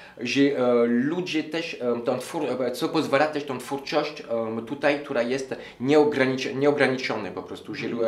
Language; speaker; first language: Polish; non-native, learner; French